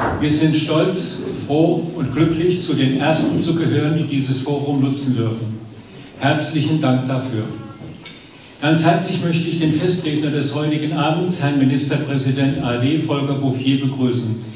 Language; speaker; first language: German; native; German